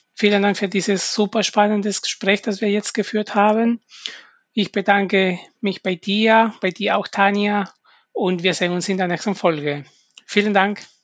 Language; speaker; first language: German; non-native, fluent; Spanish